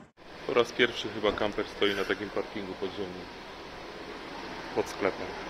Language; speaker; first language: Polish; native; Polish